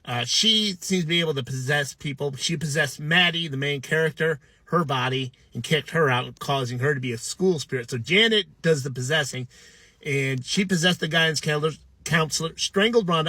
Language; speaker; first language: English; native; English